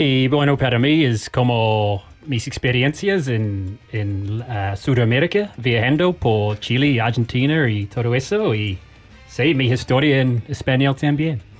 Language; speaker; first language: Spanish; non-native, learner; English